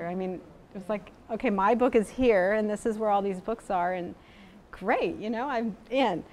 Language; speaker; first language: English; native; English